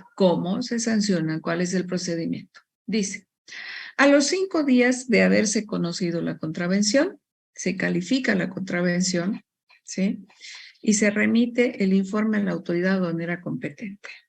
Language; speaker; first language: Spanish; native; Spanish